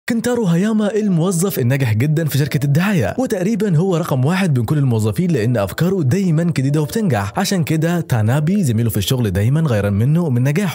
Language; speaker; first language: Arabic; native; Arabic